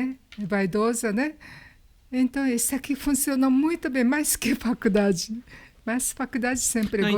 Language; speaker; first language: Portuguese; non-native, learner; Japanese